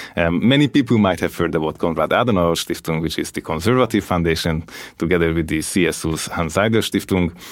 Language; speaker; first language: English; non-native, fluent; Hungarian